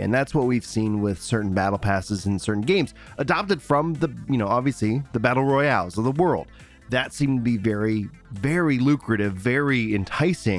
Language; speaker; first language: English; native; English